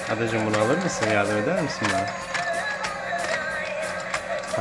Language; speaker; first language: Turkish; native; Turkish